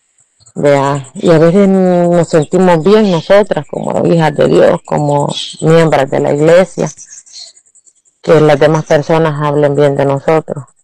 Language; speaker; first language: Spanish; native; Spanish